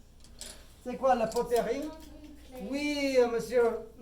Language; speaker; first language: French; non-native, fluent; English